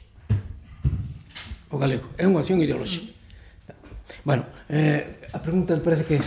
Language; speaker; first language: Galician; native; Galician